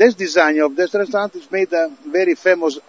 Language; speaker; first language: English; non-native, learner; Italian